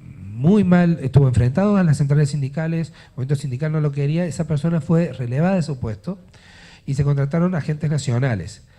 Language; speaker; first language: Spanish; native; Spanish